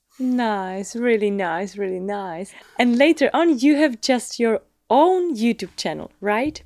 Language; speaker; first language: English; non-native, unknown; Czech